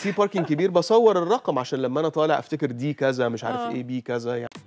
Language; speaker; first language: Arabic; native; Arabic